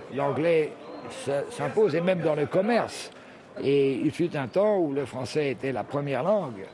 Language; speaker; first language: French; early bilingual, heritage; French